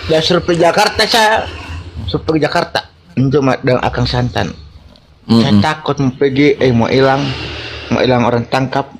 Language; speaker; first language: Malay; non-native, local second language; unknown